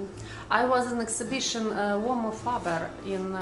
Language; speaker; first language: English; non-native, learner; Russian